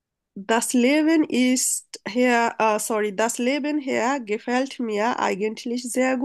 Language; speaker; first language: German; non-native, fluent; Bangla